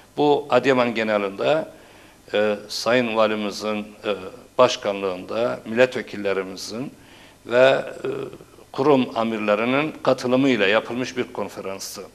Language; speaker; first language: Turkish; non-native, local second language; Turoyo